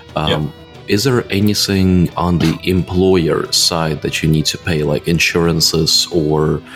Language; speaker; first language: English; non-native, fluent; Russian